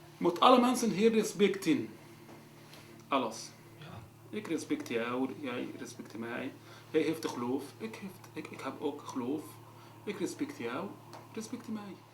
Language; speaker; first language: Dutch; non-native, learner; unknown